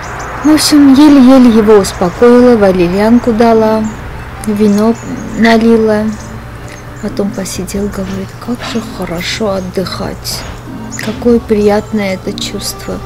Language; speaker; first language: Russian; non-native, fluent; Armenian